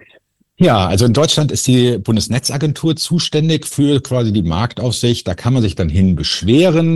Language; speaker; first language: German; native; German